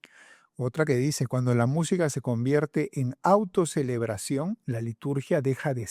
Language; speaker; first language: Spanish; native; Spanish